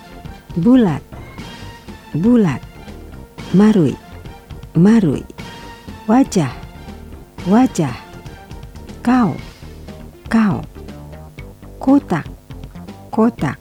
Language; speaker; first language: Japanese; non-native, fluent; Indonesian